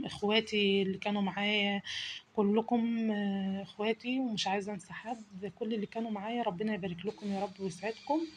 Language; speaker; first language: Arabic; native; Arabic